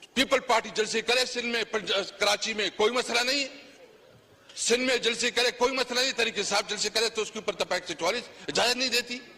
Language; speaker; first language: Urdu; non-native, local second language; Pashto